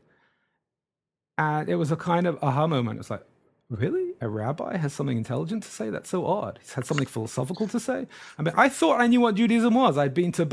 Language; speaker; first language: English; native; English